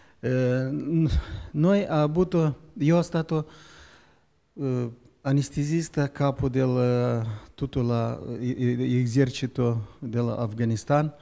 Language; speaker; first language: Italian; non-native, learner; Romanian